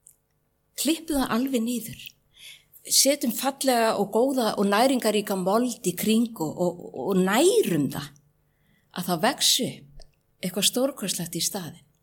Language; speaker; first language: Icelandic; native; Icelandic